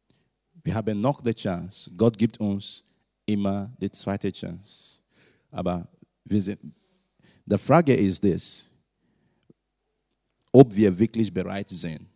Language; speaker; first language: German; non-native, learner; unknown